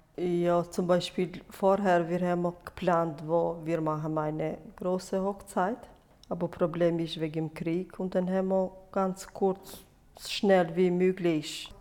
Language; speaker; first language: German; non-native, learner; Albanian